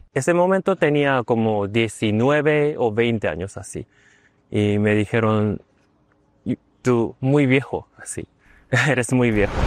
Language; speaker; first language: Spanish; non-native, learner; Korean